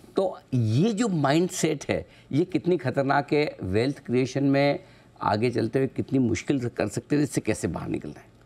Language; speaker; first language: Hindi; native; Hindi